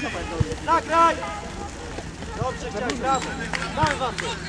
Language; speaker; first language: Polish; native; Polish